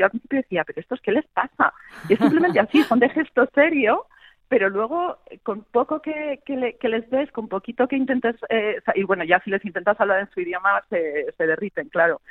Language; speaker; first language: Spanish; native; Spanish